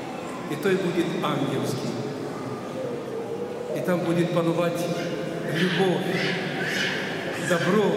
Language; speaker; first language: Russian; non-native, local second language; Ukrainian